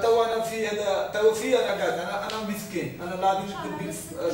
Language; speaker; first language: Arabic; non-native, learner; Bangla